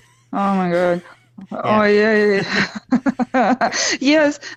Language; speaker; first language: English; non-native, fluent; Russian